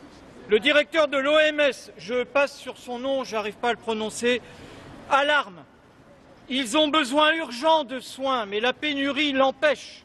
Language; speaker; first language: French; native; French